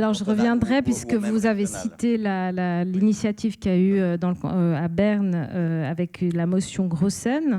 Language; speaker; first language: French; native; French